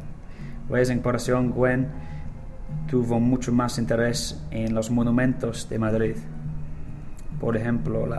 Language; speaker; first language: Spanish; non-native, learner; English